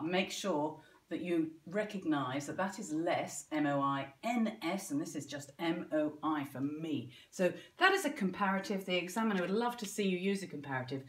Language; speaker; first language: English; native; English